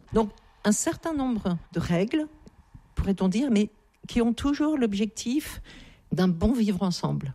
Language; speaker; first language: French; native; French